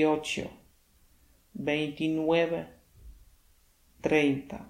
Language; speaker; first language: Spanish; non-native, fluent; Polish